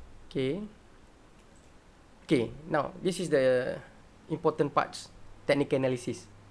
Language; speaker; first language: English; non-native, local second language; Malay